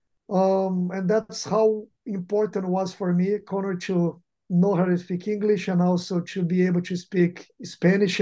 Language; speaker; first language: English; non-native, fluent; Portuguese